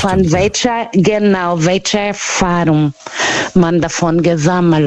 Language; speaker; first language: German; non-native, fluent; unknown